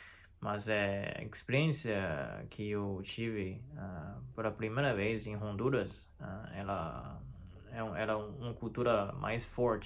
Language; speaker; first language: Portuguese; non-native, fluent; Chinese